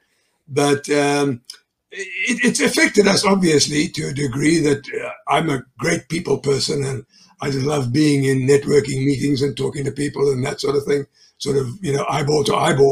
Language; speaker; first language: English; native; English